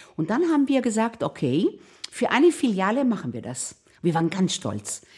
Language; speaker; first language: German; non-native, fluent; Hebrew